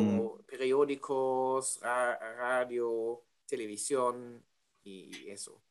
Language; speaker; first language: Spanish; non-native, learner; German